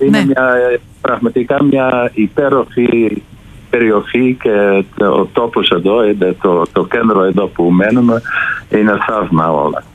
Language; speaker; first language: Greek; non-native, fluent; Dutch